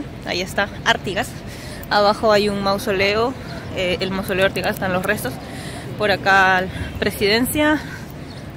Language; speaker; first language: Spanish; native; Spanish